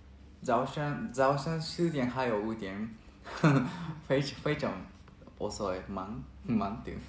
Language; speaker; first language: Chinese; non-native, learner; Japanese